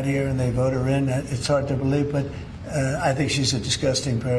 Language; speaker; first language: English; native; English